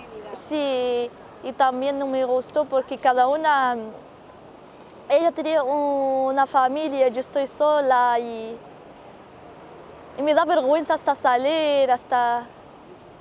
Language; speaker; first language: Spanish; non-native, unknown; Arabic